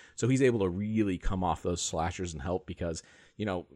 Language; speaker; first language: English; native; English